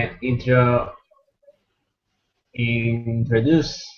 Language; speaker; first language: English; non-native, learner; Spanish